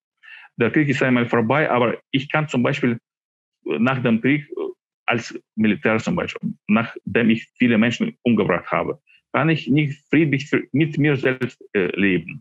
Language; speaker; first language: German; non-native, fluent; Ukrainian